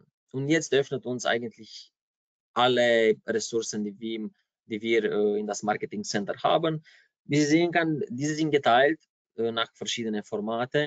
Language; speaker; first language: German; non-native, fluent; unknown